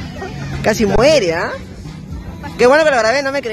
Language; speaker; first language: Spanish; native; Spanish